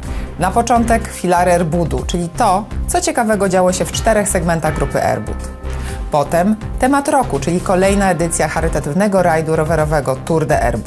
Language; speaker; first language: Polish; native; Polish